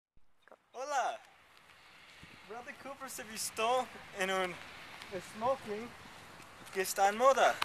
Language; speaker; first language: Spanish; non-native, learner; English